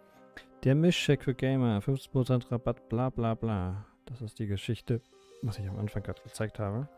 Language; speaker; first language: German; native; German